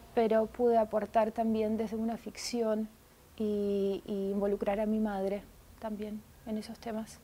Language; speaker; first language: Spanish; early bilingual, other home language; Russian